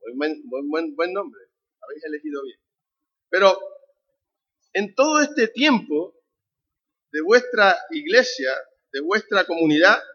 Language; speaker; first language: Spanish; native; Spanish